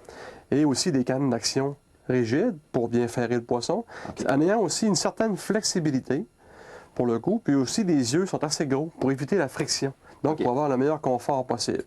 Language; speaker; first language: French; native; French